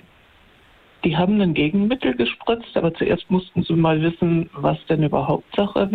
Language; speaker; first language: German; native; German